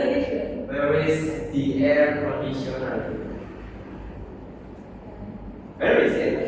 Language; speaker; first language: English; non-native, local second language; Indonesian